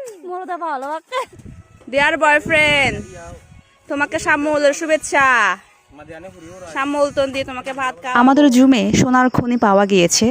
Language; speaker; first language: Bangla; non-native, local second language; Chakma